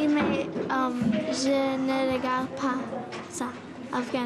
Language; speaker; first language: French; non-native, learner; Arabic